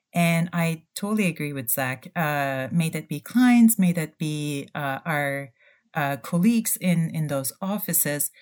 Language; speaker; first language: English; non-native, fluent; Turkish